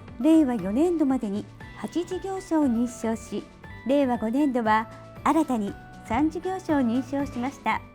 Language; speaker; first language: Japanese; native; Japanese